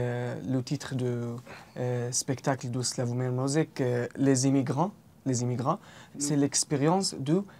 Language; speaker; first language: French; non-native, learner; Arabic